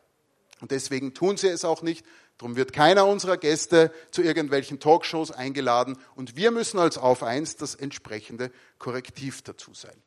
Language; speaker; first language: German; native; German